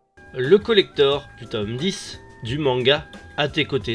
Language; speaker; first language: French; native; French